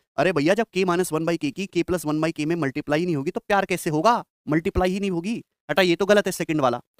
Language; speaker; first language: Hindi; native; Hindi